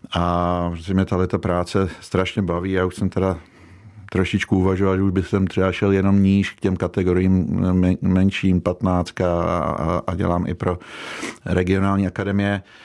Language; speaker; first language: Czech; native; Czech